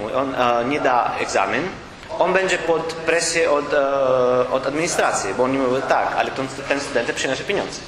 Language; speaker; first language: Polish; non-native, learner; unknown